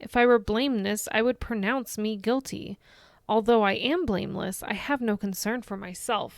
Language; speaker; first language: English; native; English